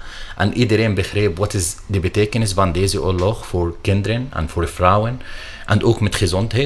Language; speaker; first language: Dutch; non-native, learner; Arabic